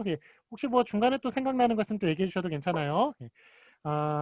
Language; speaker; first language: Korean; native; Korean